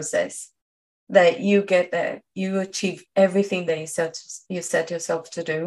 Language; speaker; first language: English; non-native, fluent; Portuguese